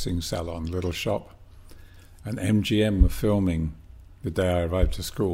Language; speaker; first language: English; native; English